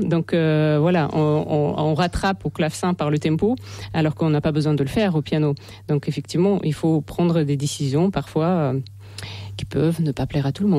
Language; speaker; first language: French; non-native, fluent; Russian